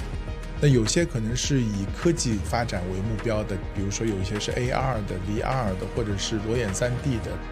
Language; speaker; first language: Chinese; native; Chinese